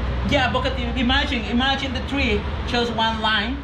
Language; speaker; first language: English; non-native, learner; Spanish